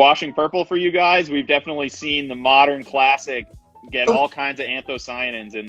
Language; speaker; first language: English; native; English